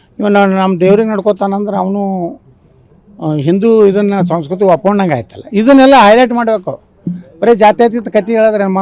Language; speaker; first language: Kannada; native; Kannada